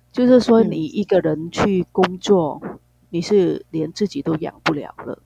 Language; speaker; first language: Chinese; non-native, fluent; Vietnamese